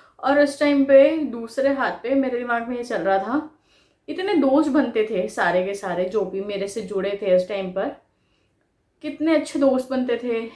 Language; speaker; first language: Hindi; non-native, local second language; Bangla